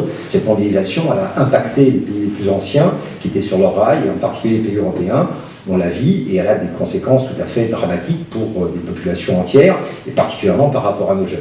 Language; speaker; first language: French; native; French